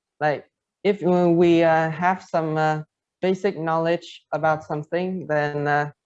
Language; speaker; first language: English; non-native, fluent; Vietnamese